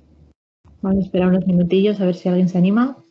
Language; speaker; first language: Spanish; native; Spanish